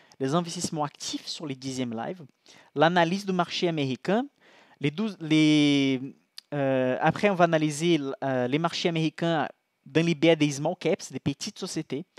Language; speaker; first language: French; non-native, fluent; Portuguese